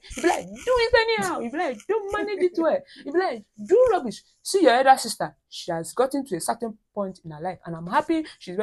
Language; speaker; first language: English; non-native, local second language; Yoruba